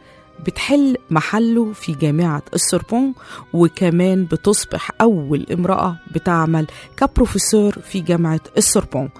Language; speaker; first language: Arabic; native; Arabic